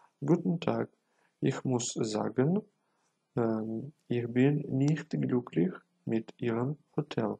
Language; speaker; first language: German; non-native, fluent; Ukrainian